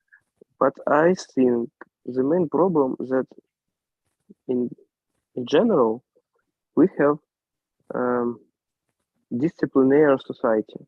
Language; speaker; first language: English; non-native, learner; Ukrainian